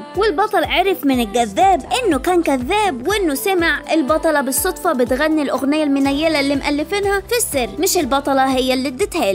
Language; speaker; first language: Arabic; native; Arabic